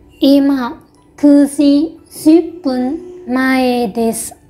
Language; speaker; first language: Japanese; non-native, fluent; Vietnamese